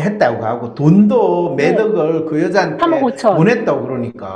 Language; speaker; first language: Korean; native; Korean